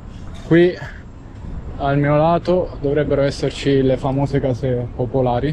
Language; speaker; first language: Italian; native; Italian